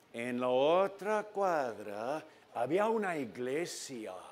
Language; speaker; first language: Spanish; non-native, fluent; English